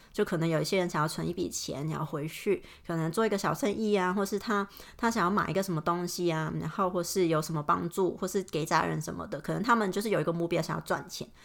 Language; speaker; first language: Chinese; non-native, local second language; Cantonese